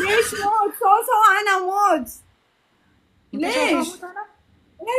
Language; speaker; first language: Arabic; non-native, learner; Amharic